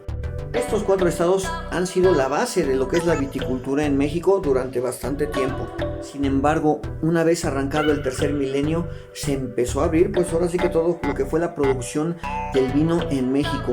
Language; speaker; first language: Spanish; native; Spanish